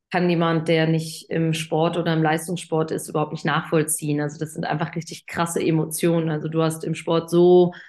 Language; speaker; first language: German; native; German